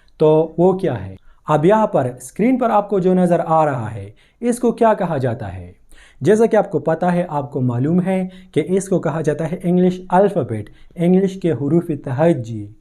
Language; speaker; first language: Urdu; non-native, local second language; Pashto